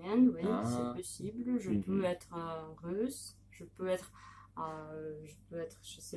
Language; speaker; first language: French; non-native, learner; Russian